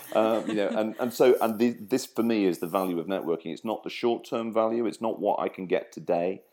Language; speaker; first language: English; native; English